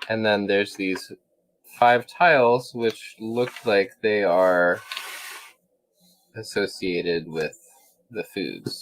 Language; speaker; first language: English; native; English